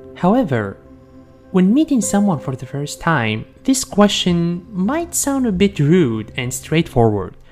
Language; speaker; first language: English; non-native, fluent; Arabic